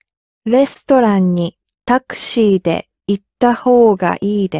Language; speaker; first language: Japanese; non-native, learner; English